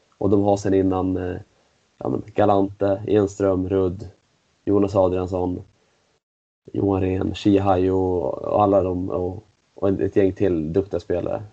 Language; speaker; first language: Swedish; native; Swedish